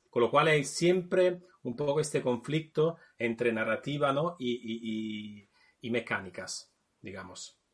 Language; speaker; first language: Spanish; non-native, fluent; Italian